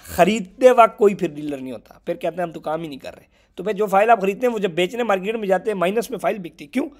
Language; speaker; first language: Urdu; non-native, local second language; Punjabi